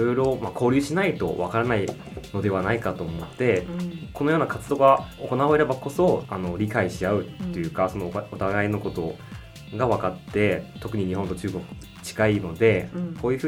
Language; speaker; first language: Japanese; non-native, fluent; Chinese